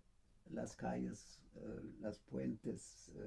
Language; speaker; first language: Spanish; non-native, fluent; German